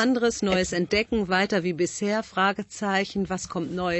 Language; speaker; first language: German; native; German